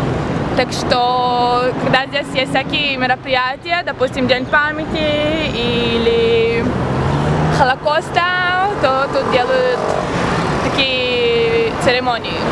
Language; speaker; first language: Russian; early bilingual, heritage; Russian